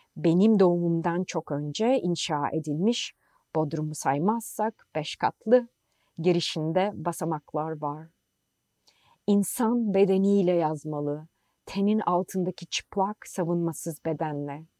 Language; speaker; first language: English; non-native, fluent; Turkish